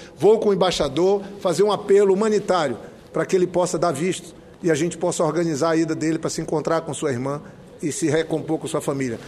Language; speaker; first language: Portuguese; native; Portuguese